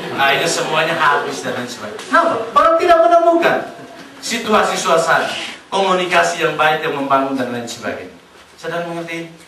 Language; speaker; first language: Indonesian; native; Indonesian